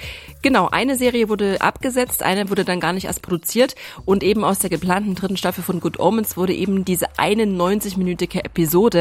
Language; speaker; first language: German; native; German